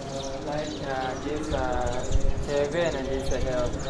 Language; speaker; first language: English; non-native, learner; Thai